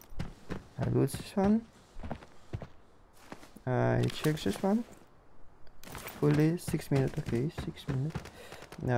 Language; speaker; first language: English; non-native, learner; Russian